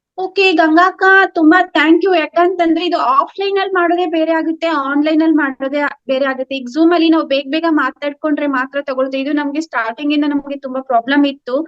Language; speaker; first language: Kannada; native; Kannada